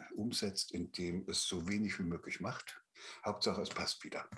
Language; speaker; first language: German; native; German